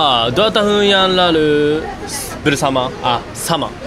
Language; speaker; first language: Indonesian; non-native, learner; Japanese